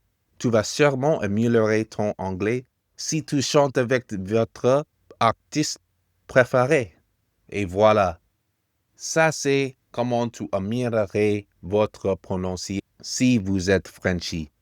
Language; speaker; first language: French; non-native, fluent; English